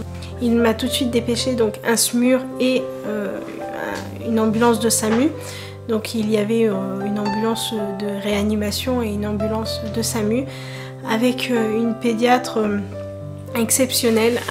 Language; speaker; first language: French; native; French